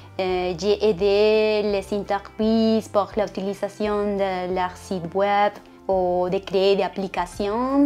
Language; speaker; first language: French; non-native, learner; Spanish